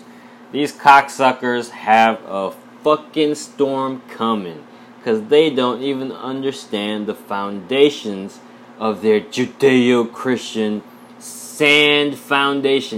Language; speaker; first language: English; non-native, local second language; Bangla